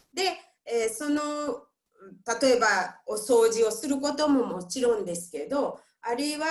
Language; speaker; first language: Japanese; non-native, fluent; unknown